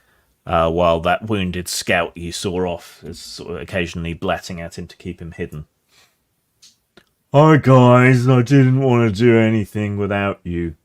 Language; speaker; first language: English; native; English